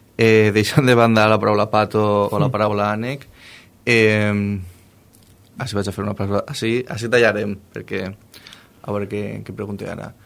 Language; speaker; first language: Catalan; native; Catalan